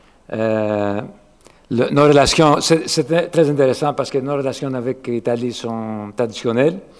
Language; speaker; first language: French; non-native, fluent; Greek